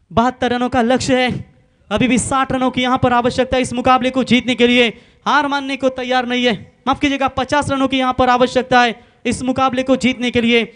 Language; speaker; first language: Hindi; non-native, local second language; Marathi